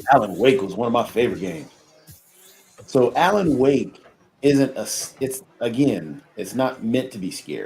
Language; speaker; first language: English; native; English